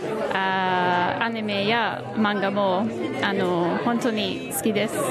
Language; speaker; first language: Japanese; non-native, learner; English